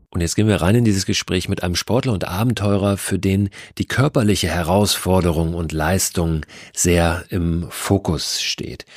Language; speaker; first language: German; native; German